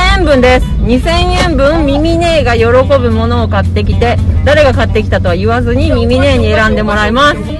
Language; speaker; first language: Japanese; native; Japanese